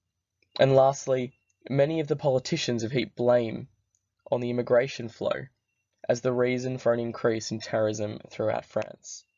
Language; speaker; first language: English; native; English